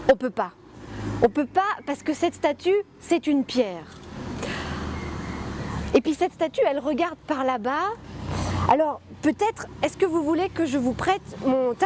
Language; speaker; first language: French; native; French